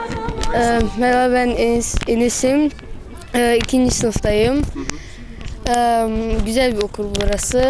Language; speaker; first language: Turkish; non-native, local second language; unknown